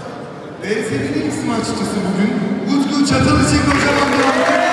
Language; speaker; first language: Turkish; native; Turkish